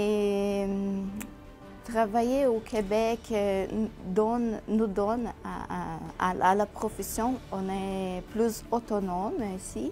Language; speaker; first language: French; non-native, fluent; Portuguese